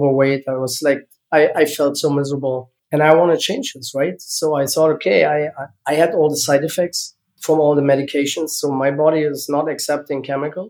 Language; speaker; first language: English; non-native, learner; German